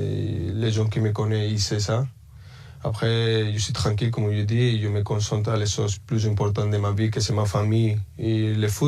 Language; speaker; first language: French; early bilingual, other home language; Spanish